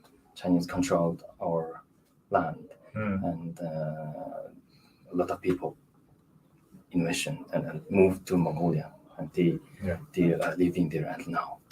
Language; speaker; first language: English; non-native, learner; Mongolian